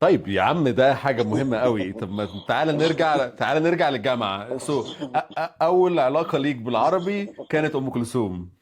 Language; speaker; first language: Arabic; native; Arabic